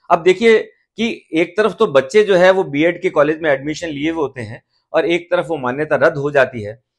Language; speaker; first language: Hindi; native; Hindi